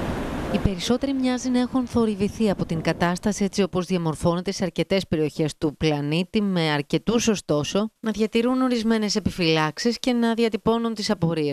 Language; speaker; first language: Greek; native; Greek